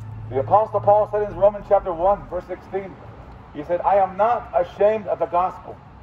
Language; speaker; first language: English; native; English